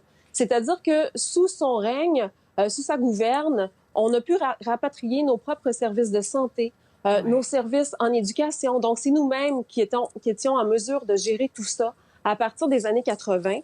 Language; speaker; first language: French; native; French